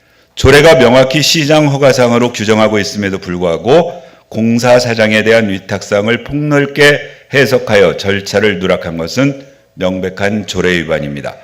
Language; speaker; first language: Korean; native; Korean